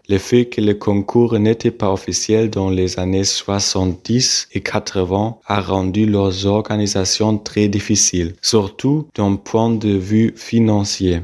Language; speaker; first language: French; non-native, fluent; German